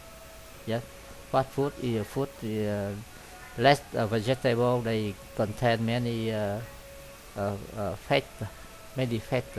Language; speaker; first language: English; non-native, learner; Vietnamese